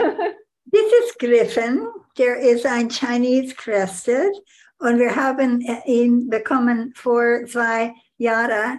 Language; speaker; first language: German; non-native, learner; English